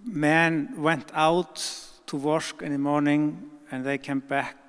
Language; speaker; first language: English; non-native, fluent; Icelandic